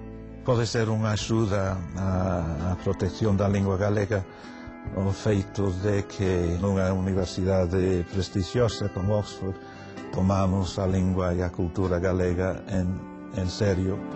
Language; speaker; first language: Galician; non-native, fluent; English